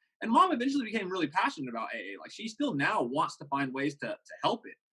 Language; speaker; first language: English; native; English